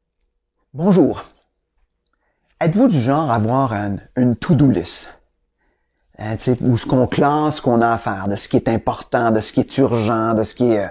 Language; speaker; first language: French; native; French